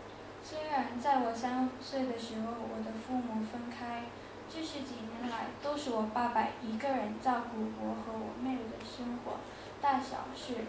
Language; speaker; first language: Chinese; non-native, learner; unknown